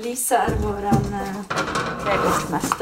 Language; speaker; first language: Swedish; non-native, learner; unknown